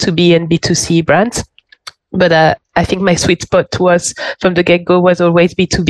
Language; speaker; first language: English; non-native, fluent; French